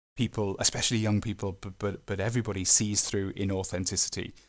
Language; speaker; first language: English; native; English